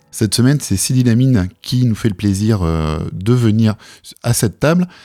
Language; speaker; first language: French; native; French